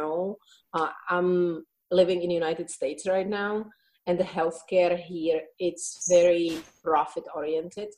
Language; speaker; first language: English; non-native, fluent; Czech